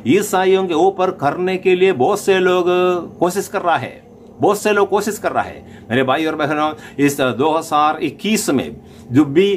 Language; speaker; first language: Hindi; non-native, local second language; Malayalam